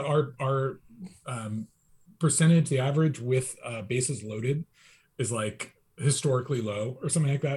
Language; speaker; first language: English; native; English